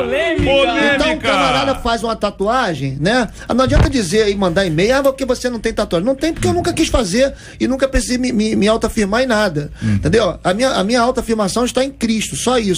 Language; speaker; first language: Portuguese; native; Portuguese